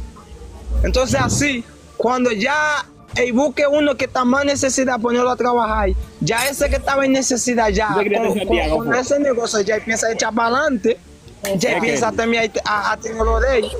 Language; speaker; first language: Spanish; non-native, learner; Haitian Creole